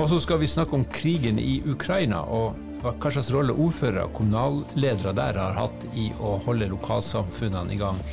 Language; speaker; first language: Norwegian; native; Norwegian